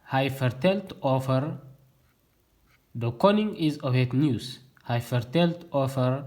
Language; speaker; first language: Dutch; non-native, learner; Tigrinya